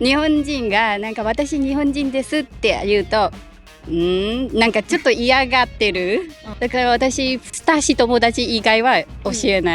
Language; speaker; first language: Japanese; non-native, learner; Khmer